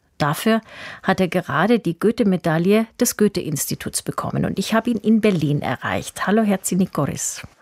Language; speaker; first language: German; native; German